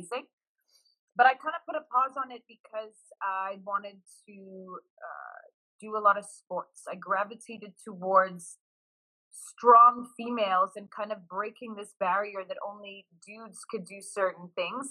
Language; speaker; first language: English; native; English